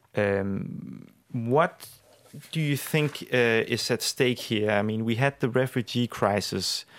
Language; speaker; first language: English; non-native, fluent; Danish